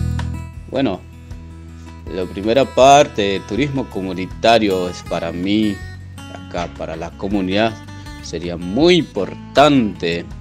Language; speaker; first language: Spanish; non-native, local second language; Guarani